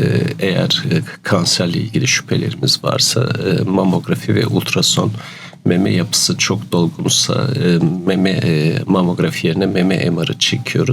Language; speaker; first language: Turkish; native; Turkish